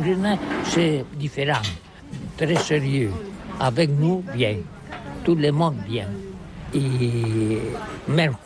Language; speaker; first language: French; non-native, learner; Catalan